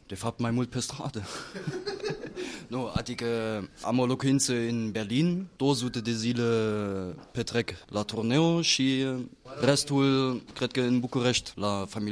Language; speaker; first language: Romanian; non-native, fluent; German